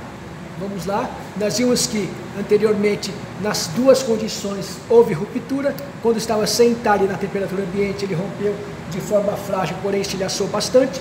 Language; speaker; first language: Portuguese; native; Portuguese